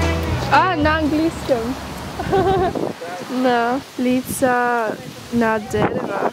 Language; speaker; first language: Russian; non-native, learner; English